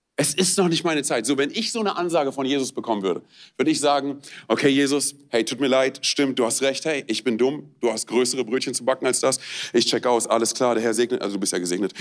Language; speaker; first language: German; non-native, fluent; Romanian